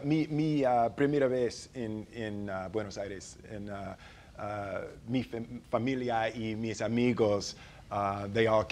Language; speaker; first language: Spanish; non-native, learner; English